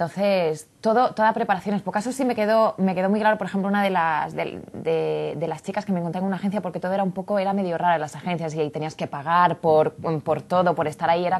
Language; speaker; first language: Spanish; native; Spanish